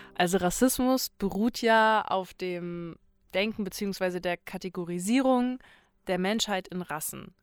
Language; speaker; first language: German; native; German